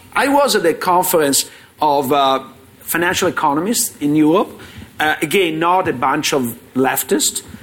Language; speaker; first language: English; non-native, fluent; Italian